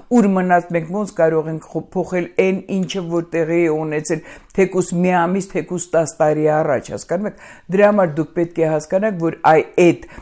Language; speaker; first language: Armenian; native; Armenian